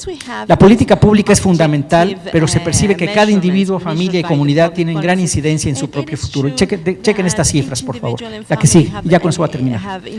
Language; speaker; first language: Spanish; native; Spanish